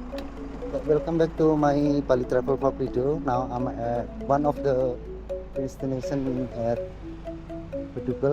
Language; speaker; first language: English; non-native, learner; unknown